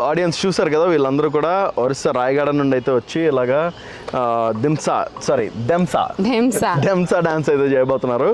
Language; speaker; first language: Telugu; native; Telugu